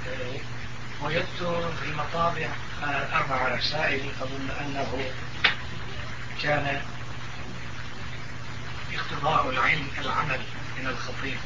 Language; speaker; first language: Arabic; non-native, fluent; Turkish